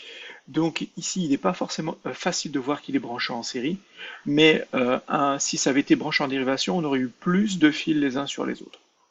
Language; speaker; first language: French; native; French